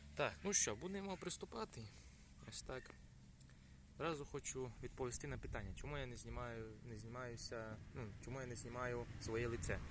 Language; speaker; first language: Ukrainian; native; Ukrainian